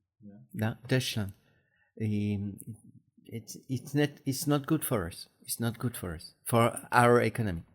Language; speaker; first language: English; non-native, learner; French